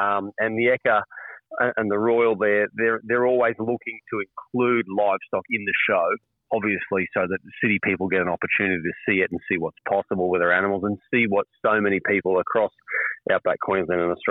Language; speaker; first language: English; native; English